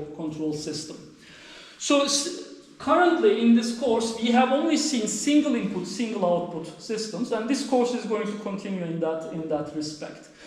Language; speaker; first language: English; non-native, fluent; Turkish